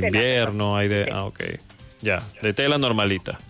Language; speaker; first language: Spanish; native; Spanish